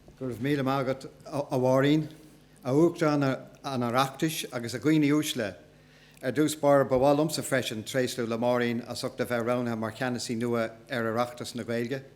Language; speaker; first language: Irish; non-native, local second language; English